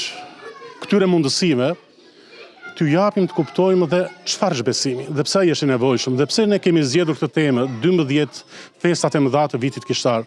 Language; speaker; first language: Albanian; native; Albanian